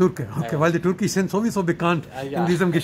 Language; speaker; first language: German; non-native, learner; Punjabi